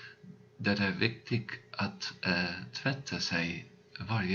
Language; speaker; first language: Swedish; non-native, learner; Dutch